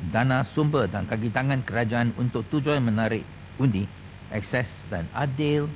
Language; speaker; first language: Malay; non-native, local second language; Chinese